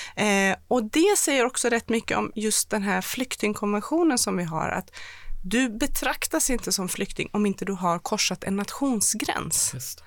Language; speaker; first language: Swedish; early bilingual, other home language; Persian